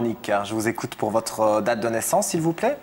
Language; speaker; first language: French; native; French